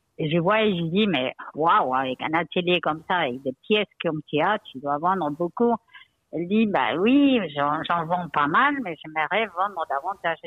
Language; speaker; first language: French; non-native, fluent; Spanish